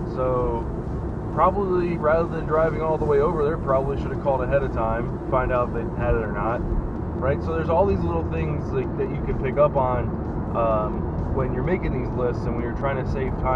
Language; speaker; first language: English; native; English